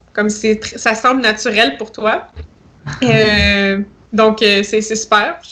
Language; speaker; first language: French; native; French